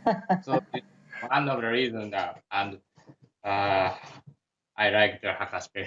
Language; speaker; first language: English; non-native, learner; Japanese